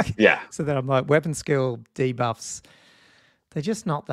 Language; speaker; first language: English; native; English